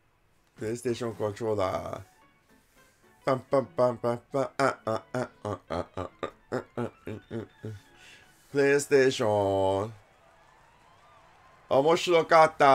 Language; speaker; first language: Japanese; non-native, learner; English